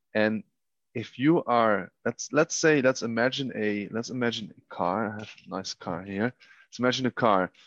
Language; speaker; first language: English; non-native, fluent; Dutch